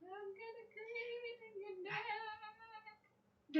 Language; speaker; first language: English; native; English